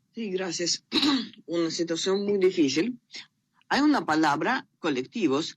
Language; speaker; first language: Spanish; non-native, learner; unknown